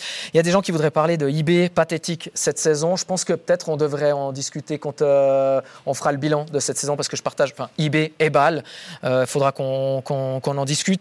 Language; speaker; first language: French; native; French